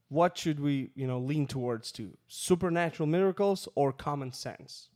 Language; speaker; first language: English; non-native, fluent; Russian